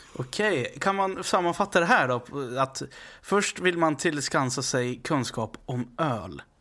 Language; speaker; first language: Swedish; native; Swedish